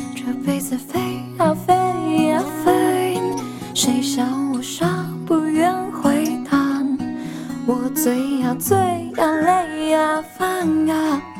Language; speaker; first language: Chinese; native; Chinese